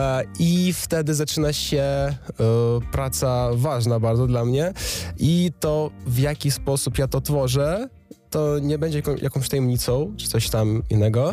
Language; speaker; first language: Polish; non-native, fluent; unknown